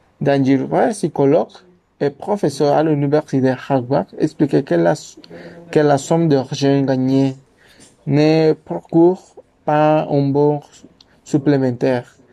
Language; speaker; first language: French; non-native, learner; Spanish